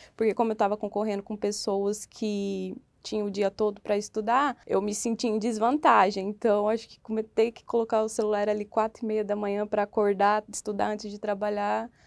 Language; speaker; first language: Portuguese; native; Portuguese